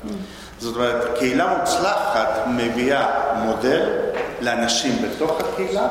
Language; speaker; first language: Hebrew; non-native, fluent; Spanish